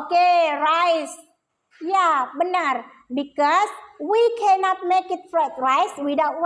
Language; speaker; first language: English; non-native, learner; Indonesian